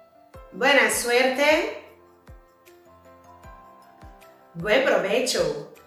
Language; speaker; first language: Spanish; non-native, learner; Portuguese